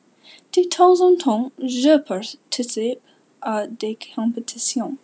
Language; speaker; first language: French; non-native, learner; English